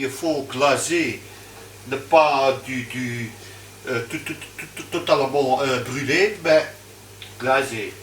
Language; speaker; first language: French; non-native, learner; Dutch